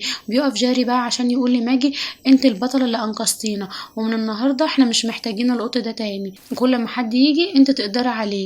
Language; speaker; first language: Arabic; native; Arabic